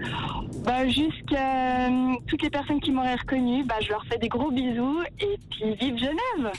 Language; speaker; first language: French; native; French